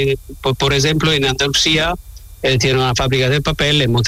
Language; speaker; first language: Spanish; non-native, learner; Italian